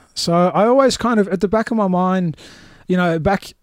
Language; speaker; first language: English; native; English